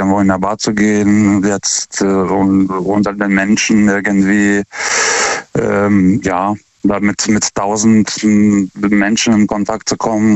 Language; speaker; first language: German; non-native, fluent; Lithuanian